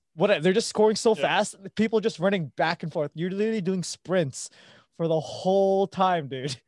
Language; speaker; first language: English; early bilingual, other home language; Filipino